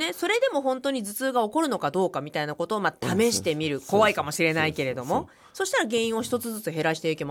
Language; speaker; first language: Japanese; native; Japanese